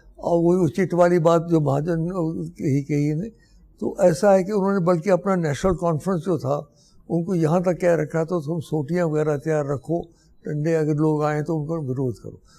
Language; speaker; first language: Hindi; non-native, local second language; Dogri